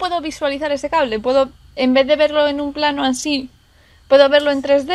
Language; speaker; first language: Spanish; native; Spanish